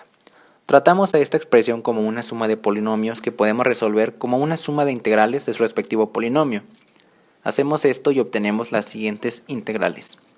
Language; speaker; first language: Spanish; native; Spanish